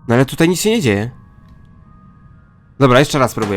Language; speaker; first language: Polish; native; Polish